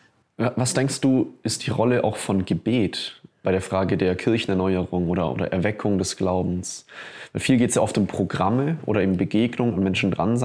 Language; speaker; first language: German; native; German